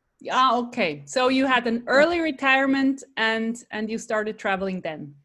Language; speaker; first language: English; non-native, fluent; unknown